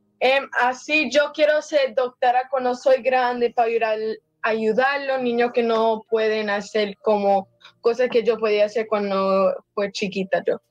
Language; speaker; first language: Spanish; early bilingual, heritage; Spanish